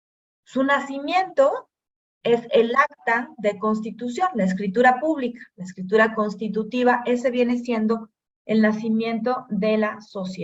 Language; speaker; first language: Spanish; native; Spanish